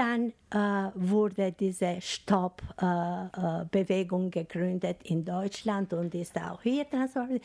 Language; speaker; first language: German; non-native, learner; Albanian